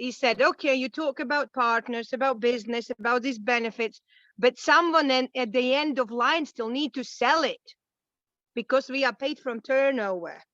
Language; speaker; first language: English; non-native, fluent; Latvian